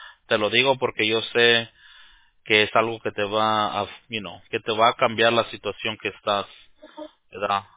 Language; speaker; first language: Spanish; early bilingual, heritage; Spanish